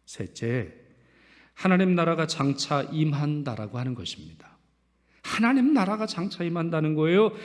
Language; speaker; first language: Korean; native; Korean